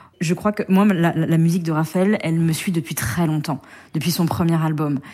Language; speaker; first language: French; native; French